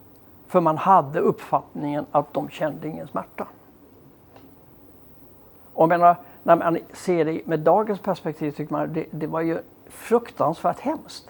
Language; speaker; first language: Swedish; native; Swedish